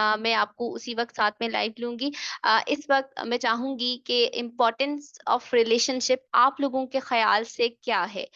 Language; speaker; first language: Urdu; native; Urdu